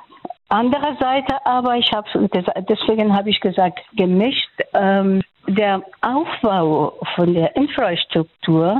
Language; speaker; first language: German; non-native, fluent; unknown